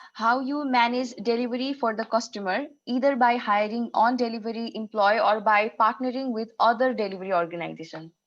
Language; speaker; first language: English; non-native, local second language; Nepali